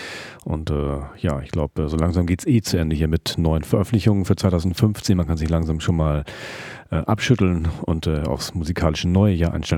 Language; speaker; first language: German; native; German